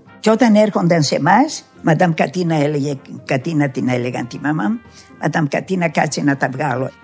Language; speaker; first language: Greek; native; Greek